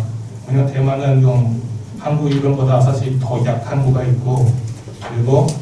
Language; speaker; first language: Korean; non-native, learner; Chinese